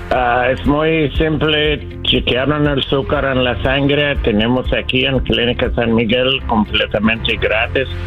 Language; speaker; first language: Spanish; non-native, learner; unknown